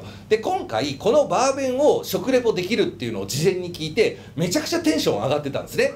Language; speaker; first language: Japanese; native; Japanese